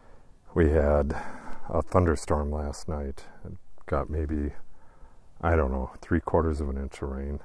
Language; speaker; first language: English; native; English